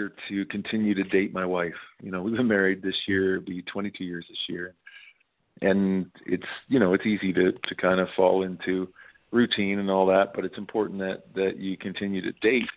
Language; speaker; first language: English; native; English